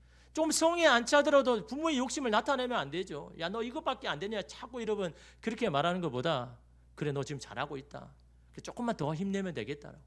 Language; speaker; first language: Korean; native; Korean